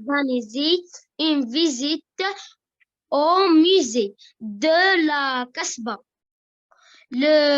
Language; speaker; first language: French; non-native, learner; Arabic